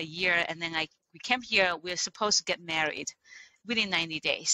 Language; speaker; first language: English; non-native, fluent; Chinese